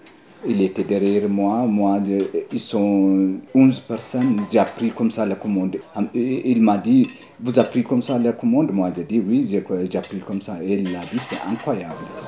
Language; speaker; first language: French; non-native, learner; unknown